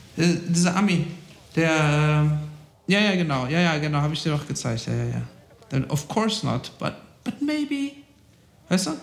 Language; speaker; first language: English; early bilingual, other home language; Persian